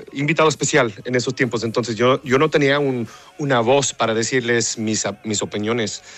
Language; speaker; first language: Spanish; early bilingual, other home language; English